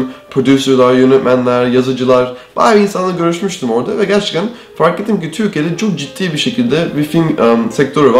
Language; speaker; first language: Turkish; early bilingual, heritage; Turkish